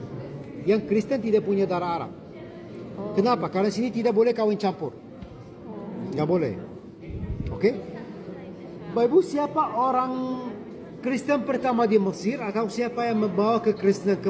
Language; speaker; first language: Indonesian; non-native, fluent; Arabic